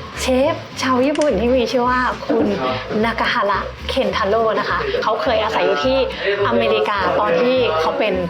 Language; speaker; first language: Thai; native; Thai